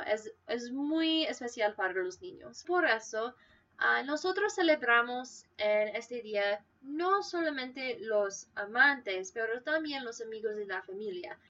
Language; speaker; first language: Spanish; non-native, fluent; English